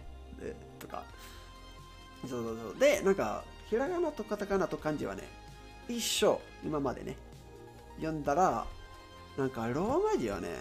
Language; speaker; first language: Japanese; non-native, learner; Spanish